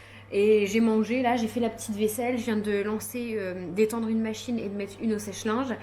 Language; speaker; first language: French; native; French